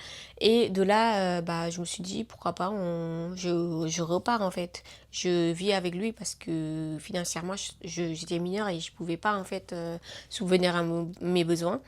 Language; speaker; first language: French; non-native, local second language; Wolof